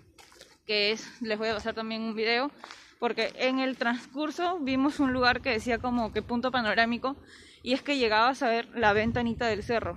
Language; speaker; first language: Spanish; native; Spanish